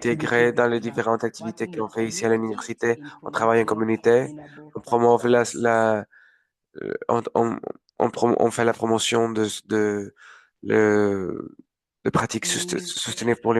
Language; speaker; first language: French; non-native, learner; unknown